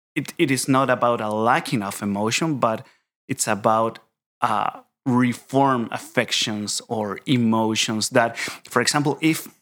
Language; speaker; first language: English; non-native, fluent; Spanish